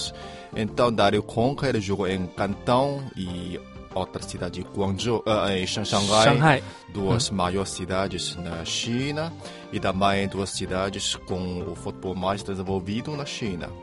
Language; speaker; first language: Portuguese; non-native, fluent; Chinese